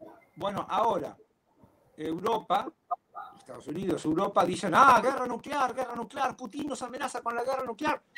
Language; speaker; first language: Spanish; native; Spanish